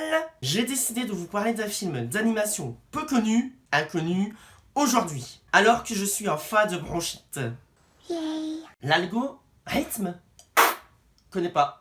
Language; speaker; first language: French; native; French